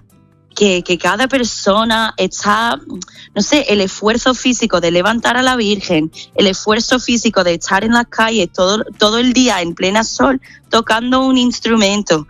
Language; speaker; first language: Spanish; non-native, fluent; English